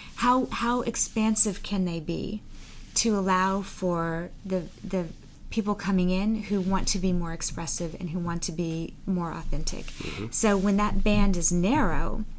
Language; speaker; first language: English; native; English